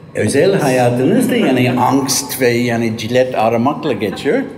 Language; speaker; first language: Turkish; non-native, fluent; English